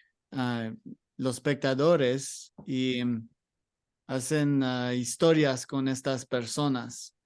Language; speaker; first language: Spanish; non-native, learner; English